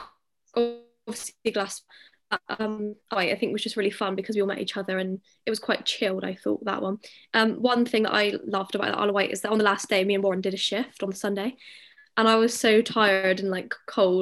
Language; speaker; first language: English; native; English